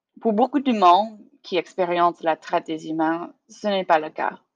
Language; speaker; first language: French; non-native, learner; English